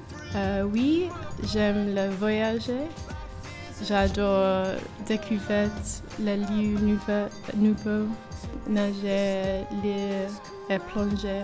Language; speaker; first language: French; non-native, learner; English